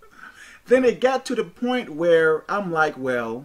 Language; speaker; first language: English; native; English